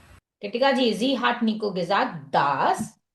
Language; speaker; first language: German; non-native, fluent; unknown